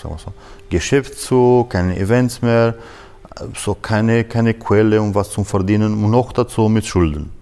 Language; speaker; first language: German; non-native, fluent; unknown